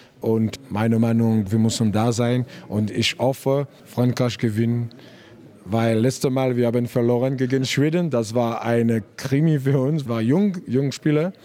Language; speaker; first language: German; non-native, learner; French